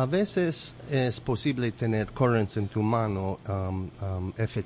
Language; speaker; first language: Spanish; non-native, learner; English